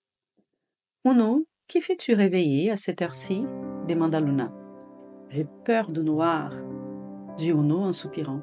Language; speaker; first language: French; non-native, fluent; Portuguese